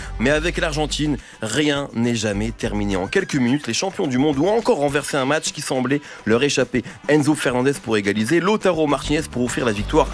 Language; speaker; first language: French; native; French